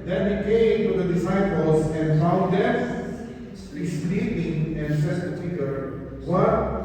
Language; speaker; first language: English; non-native, local second language; Filipino